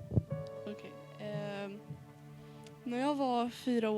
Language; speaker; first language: Swedish; early bilingual, other home language; Arabic